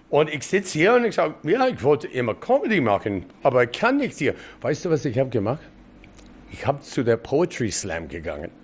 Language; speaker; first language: German; non-native, fluent; English